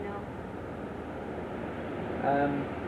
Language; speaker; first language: English; non-native, learner; Vietnamese